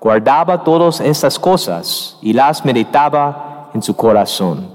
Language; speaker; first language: Spanish; non-native, learner; English